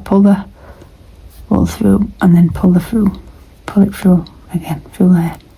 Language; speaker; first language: English; native; English